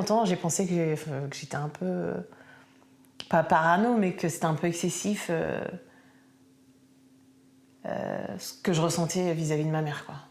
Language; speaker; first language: French; native; French